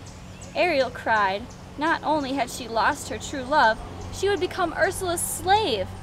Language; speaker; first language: English; native; English